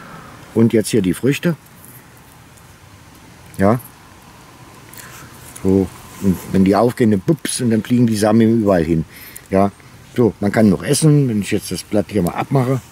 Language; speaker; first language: German; native; German